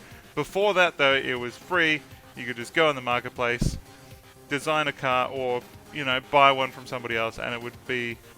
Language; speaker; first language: English; native; English